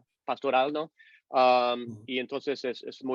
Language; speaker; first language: Spanish; non-native, fluent; English